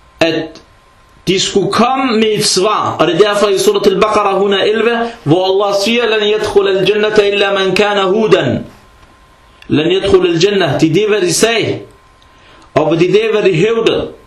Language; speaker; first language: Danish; early bilingual, other home language; Arabic